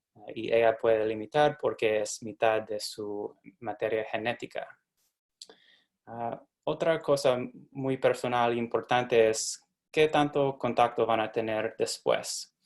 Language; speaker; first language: Spanish; non-native, fluent; English